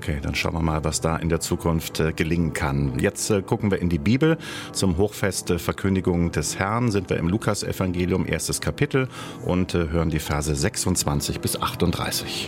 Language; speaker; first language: German; native; German